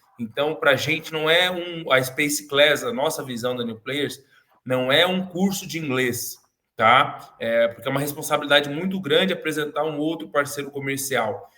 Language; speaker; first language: Portuguese; native; Portuguese